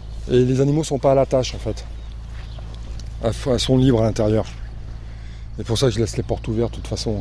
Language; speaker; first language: French; native; French